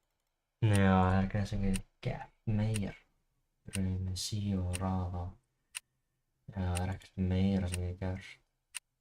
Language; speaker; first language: Icelandic; non-native, learner; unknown